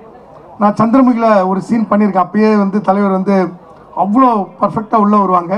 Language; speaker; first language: Tamil; native; Tamil